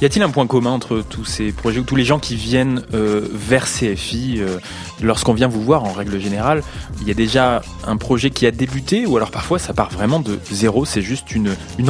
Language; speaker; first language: French; native; French